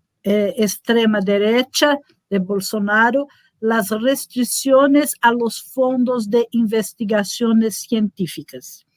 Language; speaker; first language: Spanish; non-native, learner; Portuguese